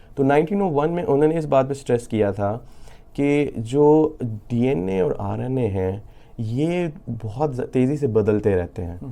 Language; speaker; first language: Urdu; native; Urdu